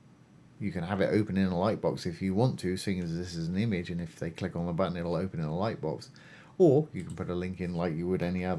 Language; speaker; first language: English; native; English